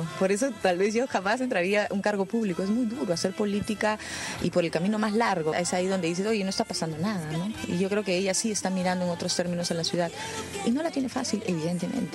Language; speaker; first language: Spanish; native; Spanish